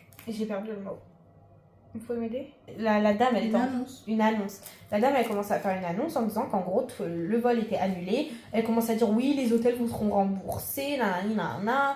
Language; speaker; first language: French; native; French